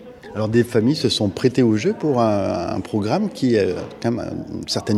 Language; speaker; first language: French; native; French